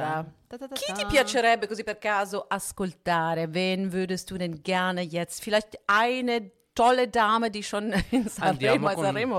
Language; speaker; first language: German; non-native, fluent; Italian